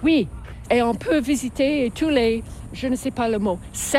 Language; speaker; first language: French; non-native, learner; English